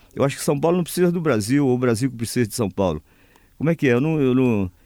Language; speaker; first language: Portuguese; native; Portuguese